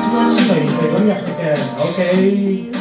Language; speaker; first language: Cantonese; native; Cantonese